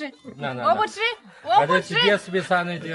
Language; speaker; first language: Russian; non-native, learner; Chinese